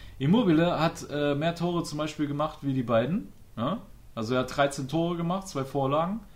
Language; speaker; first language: German; native; German